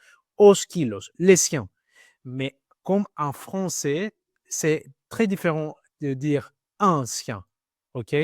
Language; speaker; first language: French; non-native, learner; Greek